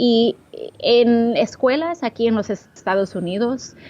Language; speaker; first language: Spanish; early bilingual, heritage; English